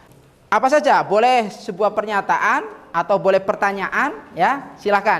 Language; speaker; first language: Indonesian; native; Indonesian